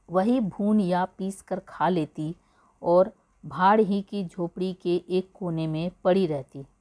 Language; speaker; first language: Hindi; native; Hindi